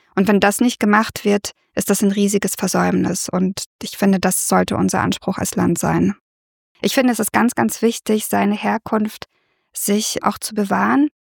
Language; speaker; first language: German; early bilingual, other home language; Russian